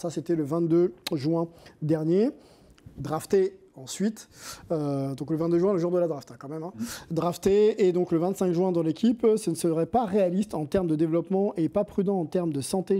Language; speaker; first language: French; native; French